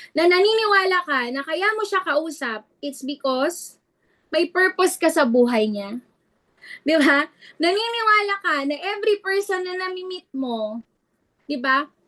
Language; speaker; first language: Filipino; non-native, local second language; Iloko